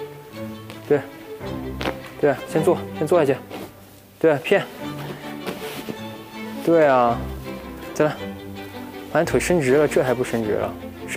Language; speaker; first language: Chinese; native; Chinese